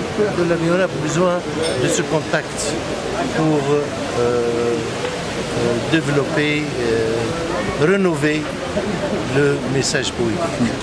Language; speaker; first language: French; non-native, local second language; Arabic